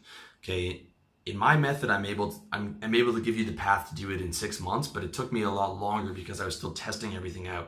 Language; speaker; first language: English; native; English